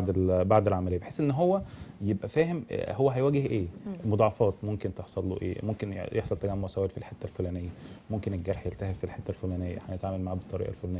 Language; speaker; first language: Arabic; native; Arabic